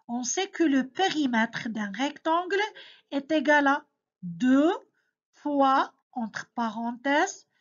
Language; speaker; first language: French; non-native, local second language; Arabic